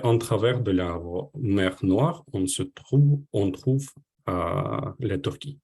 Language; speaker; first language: French; non-native, fluent; Ukrainian